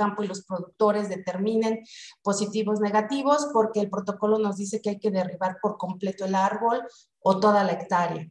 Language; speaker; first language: Spanish; native; Spanish